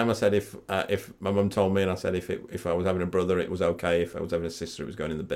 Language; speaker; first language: English; native; English